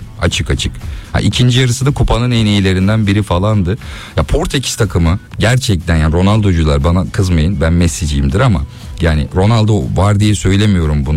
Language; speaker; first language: Turkish; native; Turkish